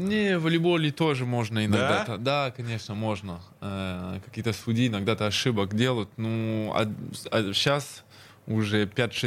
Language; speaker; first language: Russian; early bilingual, heritage; Russian